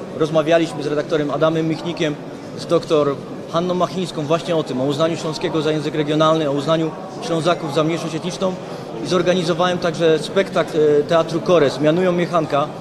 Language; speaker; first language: Polish; native; Polish